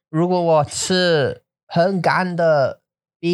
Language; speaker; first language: Chinese; non-native, learner; English